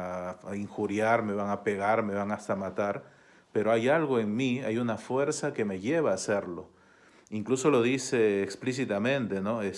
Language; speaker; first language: Spanish; native; Spanish